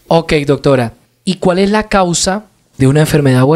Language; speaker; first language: Spanish; native; Spanish